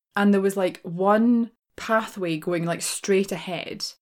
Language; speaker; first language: English; native; English